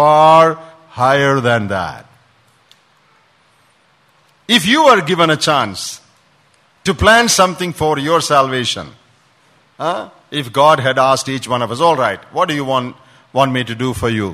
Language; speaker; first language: English; non-native, local second language; Malayalam